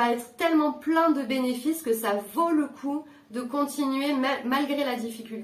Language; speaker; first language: French; native; French